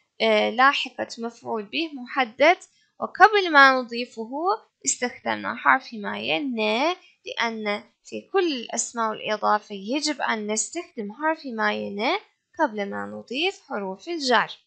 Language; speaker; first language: Arabic; non-native, fluent; Turkish